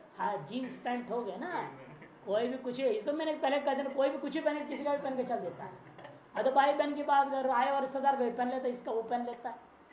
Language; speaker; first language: Hindi; non-native, local second language; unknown